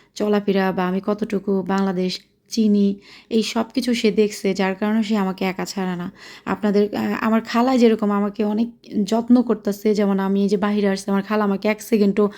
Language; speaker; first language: Bangla; early bilingual, heritage; Bangla